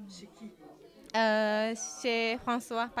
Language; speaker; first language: French; non-native, learner; Japanese